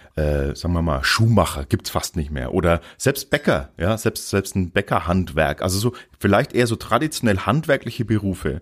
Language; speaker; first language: German; native; German